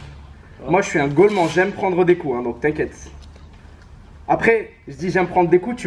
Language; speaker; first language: French; native; French